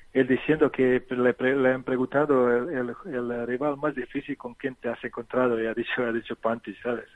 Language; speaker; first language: Spanish; non-native, fluent; Serbian